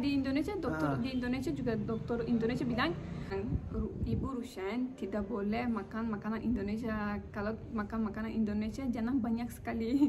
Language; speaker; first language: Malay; non-native, learner; Turkish